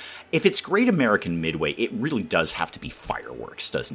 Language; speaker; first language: English; native; English